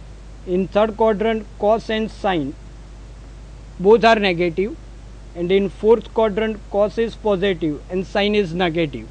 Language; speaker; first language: English; non-native, local second language; Gujarati